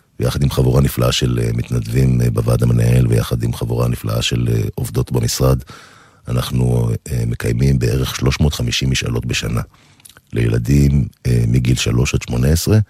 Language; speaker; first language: Hebrew; native; Hebrew